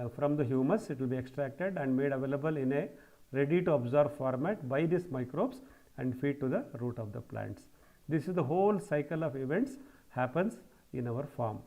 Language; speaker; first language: English; non-native, local second language; Kannada